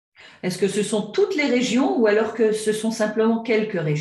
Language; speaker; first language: French; native; French